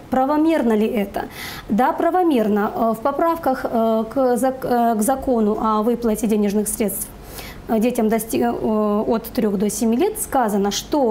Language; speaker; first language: Russian; native; Russian